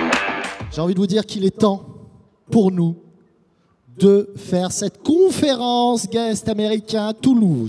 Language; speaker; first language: French; native; French